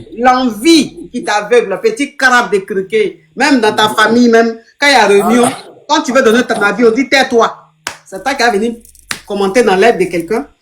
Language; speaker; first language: French; non-native, local second language; Lingala